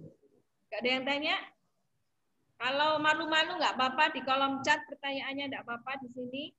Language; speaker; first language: Indonesian; native; Indonesian